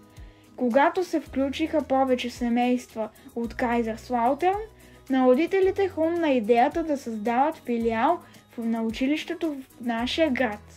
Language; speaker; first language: Bulgarian; early bilingual, heritage; Bulgarian